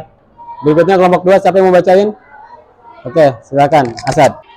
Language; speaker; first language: Indonesian; native; Indonesian